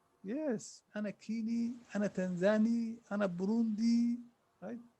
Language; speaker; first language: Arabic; non-native, fluent; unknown